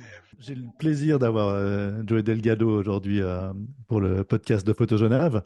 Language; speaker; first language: French; native; French